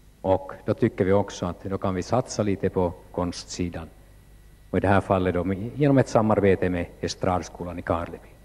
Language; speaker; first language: Swedish; native; Swedish